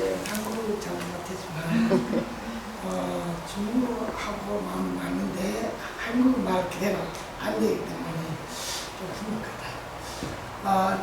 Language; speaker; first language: Korean; non-native, learner; Tibetan